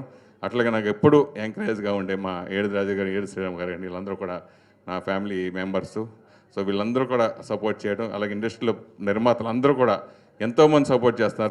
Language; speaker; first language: Telugu; native; Telugu